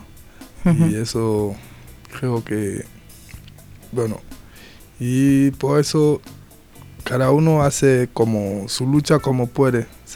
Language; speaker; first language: Spanish; non-native, learner; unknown